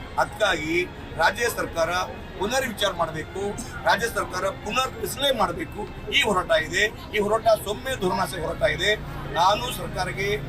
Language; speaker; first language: Kannada; non-native, local second language; Lambadi